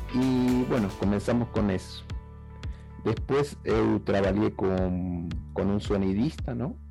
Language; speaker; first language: Portuguese; non-native, learner; Spanish